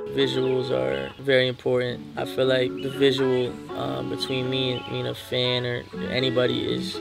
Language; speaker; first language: English; native; English